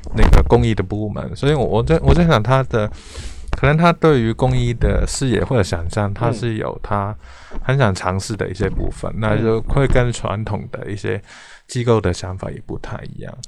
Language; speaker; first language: Chinese; non-native, fluent; Cantonese